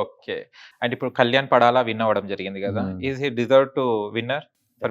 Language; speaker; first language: Telugu; native; Telugu